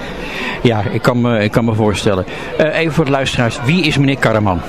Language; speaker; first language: Dutch; native; Dutch